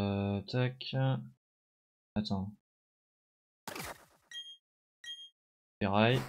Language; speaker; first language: French; native; French